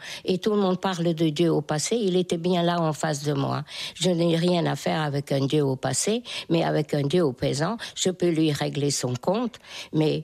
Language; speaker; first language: French; non-native, fluent; Hungarian